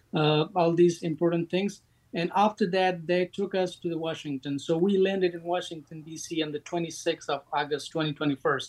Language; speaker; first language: English; non-native, fluent; Persian